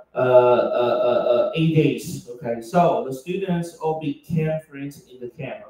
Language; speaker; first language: English; non-native, fluent; Chinese